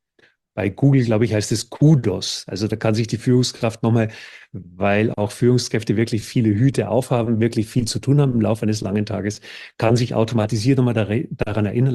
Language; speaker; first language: German; native; German